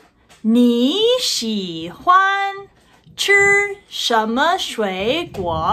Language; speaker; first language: Chinese; non-native, fluent; English